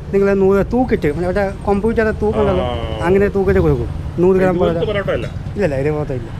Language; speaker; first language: Malayalam; non-native, local second language; Bangla